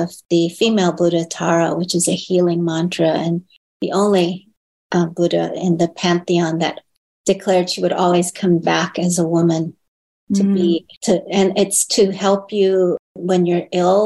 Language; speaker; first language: English; early bilingual, other home language; Chinese